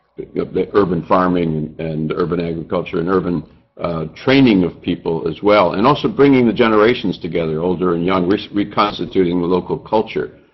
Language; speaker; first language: English; native; English